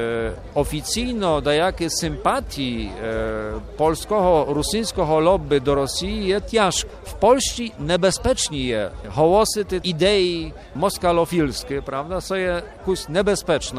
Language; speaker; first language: Ukrainian; early bilingual, heritage; Rusyn